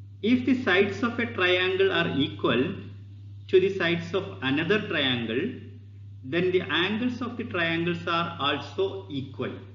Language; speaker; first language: English; non-native, local second language; Malayalam